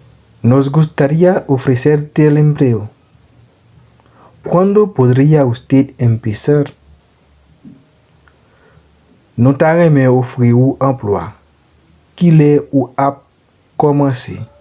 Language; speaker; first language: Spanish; non-native, fluent; Haitian Creole